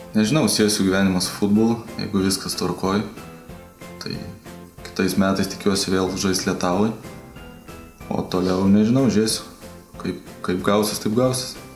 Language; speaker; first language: Lithuanian; native; Lithuanian